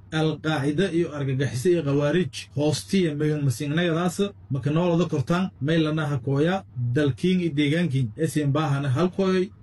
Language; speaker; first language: Somali; non-native, local second language; Maay